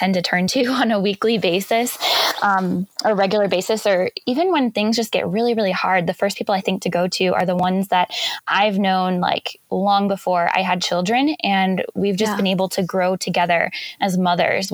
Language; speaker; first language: English; native; English